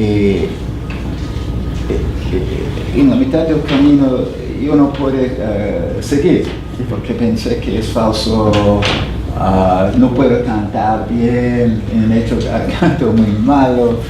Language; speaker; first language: Spanish; non-native, fluent; English